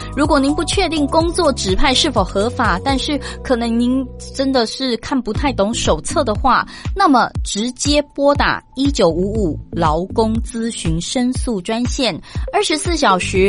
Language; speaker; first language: Chinese; native; Chinese